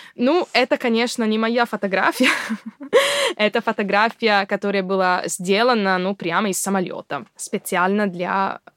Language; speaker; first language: Russian; non-native, fluent; Italian